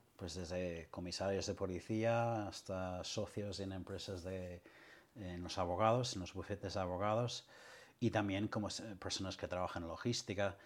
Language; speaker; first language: Spanish; non-native, fluent; English